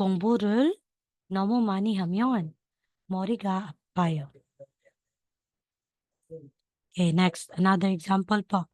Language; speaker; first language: Korean; non-native, learner; Filipino